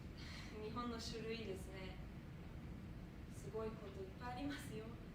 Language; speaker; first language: Japanese; non-native, fluent; German